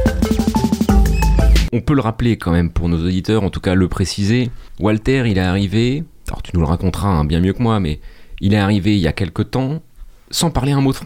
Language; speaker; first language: French; native; French